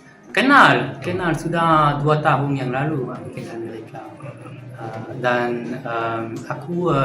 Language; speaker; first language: Indonesian; non-native, learner; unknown